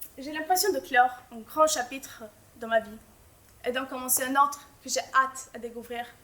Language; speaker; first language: French; non-native, fluent; Albanian